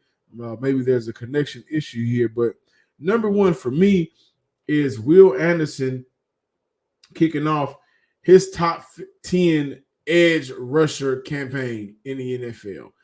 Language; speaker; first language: English; native; English